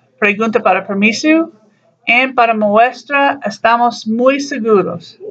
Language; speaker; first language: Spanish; non-native, learner; English